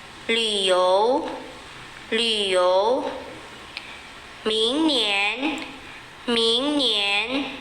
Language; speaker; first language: Chinese; non-native, fluent; Indonesian